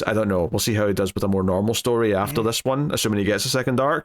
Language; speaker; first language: English; native; English